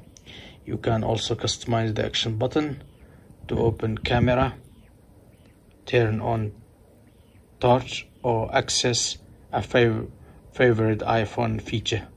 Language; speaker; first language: English; non-native, fluent; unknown